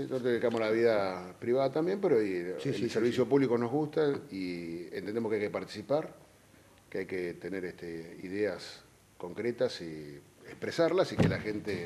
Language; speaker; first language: Spanish; native; Spanish